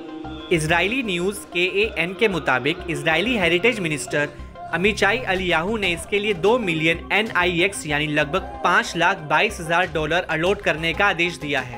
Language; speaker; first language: Hindi; native; Hindi